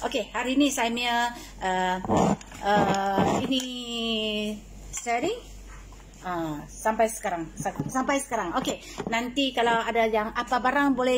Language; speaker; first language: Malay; non-native, local second language; Min Nan Chinese